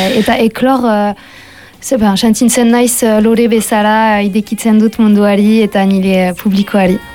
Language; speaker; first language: Basque; non-native, local second language; French